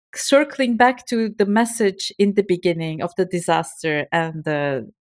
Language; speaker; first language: English; non-native, fluent; Turkish